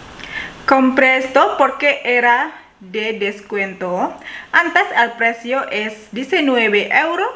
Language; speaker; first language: Spanish; non-native, learner; Indonesian